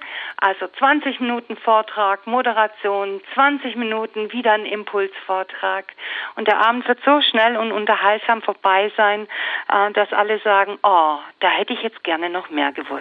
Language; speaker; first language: German; native; German